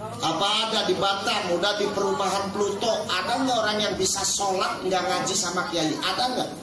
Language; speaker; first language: Indonesian; non-native, local second language; Javanese